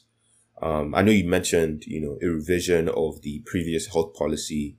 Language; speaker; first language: English; non-native, local second language; Yoruba